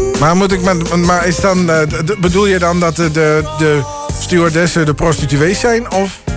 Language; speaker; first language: Dutch; native; Dutch